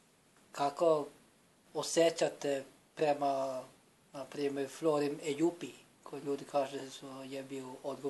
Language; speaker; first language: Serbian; non-native, learner; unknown